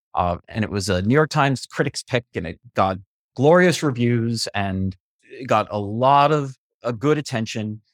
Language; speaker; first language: English; native; English